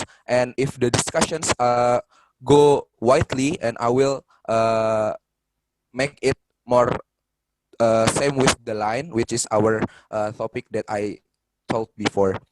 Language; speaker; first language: English; non-native, fluent; Indonesian